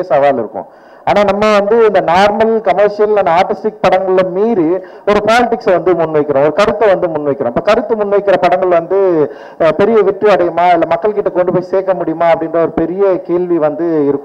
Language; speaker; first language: Tamil; native; Tamil